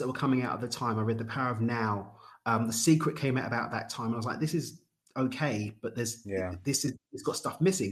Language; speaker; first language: English; native; English